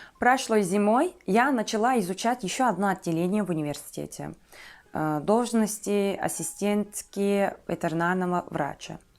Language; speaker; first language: Russian; non-native, fluent; Turkish